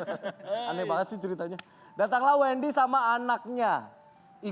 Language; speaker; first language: Indonesian; native; Indonesian